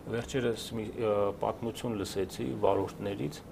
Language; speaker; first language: Armenian; native; Armenian